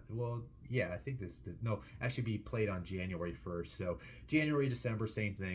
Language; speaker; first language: English; native; English